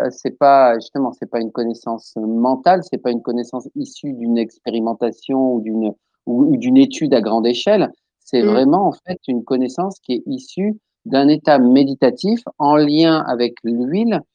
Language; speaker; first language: French; native; French